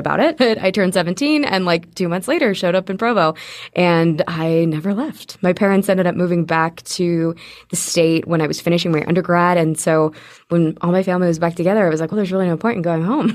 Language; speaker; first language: English; native; English